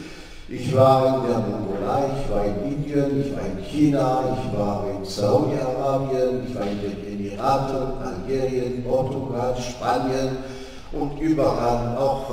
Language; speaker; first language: German; non-native, fluent; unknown